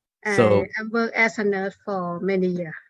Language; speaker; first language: English; non-native, learner; Thai